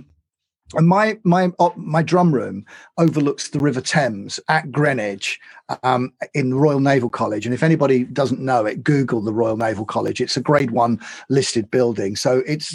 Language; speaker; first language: English; native; English